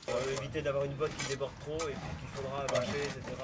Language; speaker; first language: French; native; French